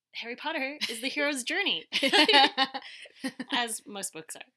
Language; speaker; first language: English; early bilingual, other home language; Cantonese